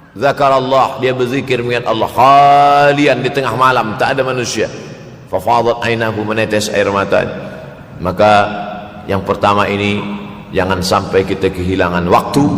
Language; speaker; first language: Malay; native; Malay